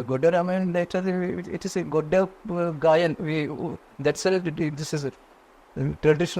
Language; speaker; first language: English; non-native, local second language; Konkani